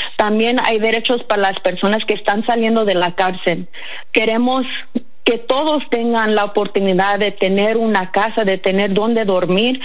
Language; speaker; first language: Spanish; early bilingual, heritage; Spanish